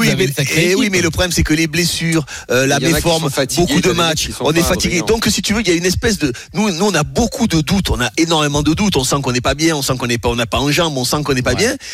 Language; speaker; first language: French; native; French